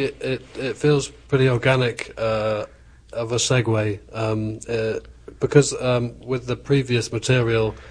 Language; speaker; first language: English; native; English